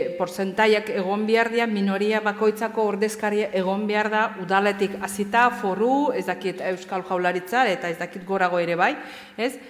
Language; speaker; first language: Basque; non-native, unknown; Azerbaijani